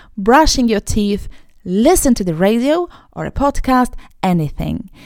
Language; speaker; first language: English; non-native, fluent; Polish